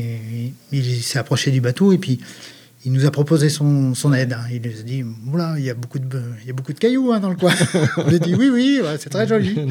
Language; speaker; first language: French; native; French